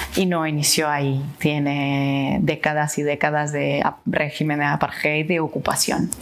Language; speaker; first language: Spanish; non-native, fluent; Russian